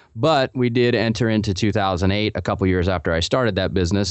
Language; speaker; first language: English; native; English